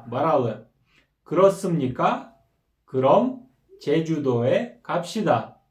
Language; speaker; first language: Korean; non-native, fluent; Kyrgyz